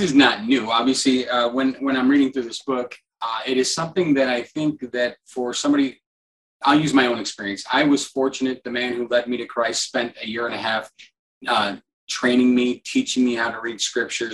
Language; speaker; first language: English; native; English